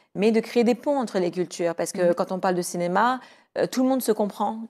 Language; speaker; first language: French; native; French